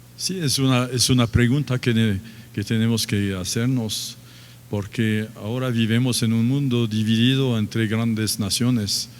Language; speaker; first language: Spanish; non-native, fluent; French